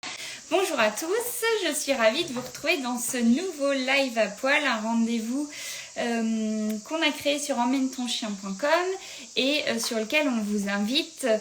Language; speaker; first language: French; native; French